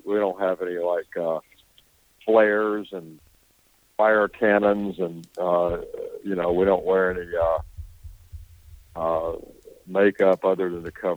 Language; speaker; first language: English; native; English